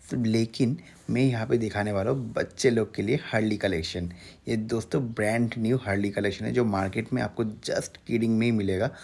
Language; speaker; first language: Hindi; non-native, local second language; Bangla